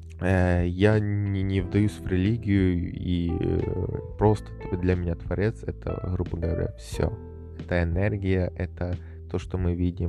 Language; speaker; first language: Russian; native; Russian